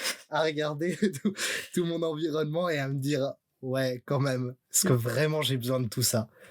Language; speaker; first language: French; native; French